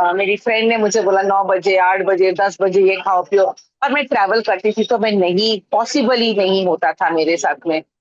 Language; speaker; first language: Hindi; native; Hindi